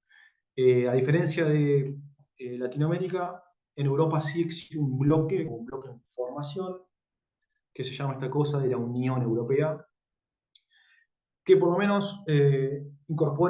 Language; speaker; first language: Spanish; native; Spanish